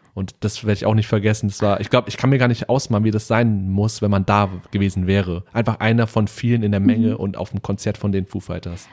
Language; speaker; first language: German; early bilingual, other home language; Vietnamese